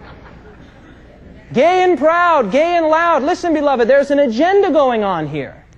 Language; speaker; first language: English; native; English